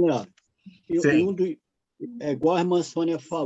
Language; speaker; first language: Portuguese; native; Portuguese